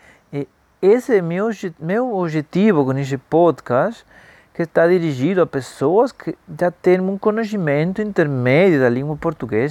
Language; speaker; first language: Portuguese; non-native, fluent; Spanish